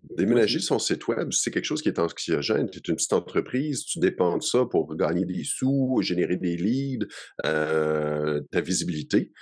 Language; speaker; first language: French; native; French